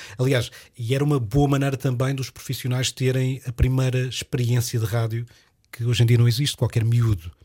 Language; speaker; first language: Portuguese; native; Portuguese